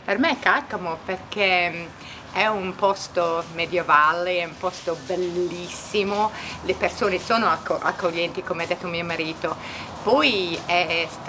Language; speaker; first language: Italian; non-native, fluent; English